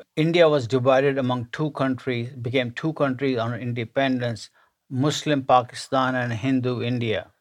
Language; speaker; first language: English; non-native, local second language; Punjabi